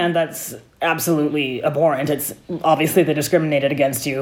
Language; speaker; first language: English; non-native, local second language; Akan